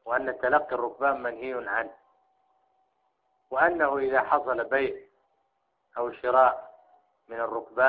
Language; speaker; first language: Arabic; native; Arabic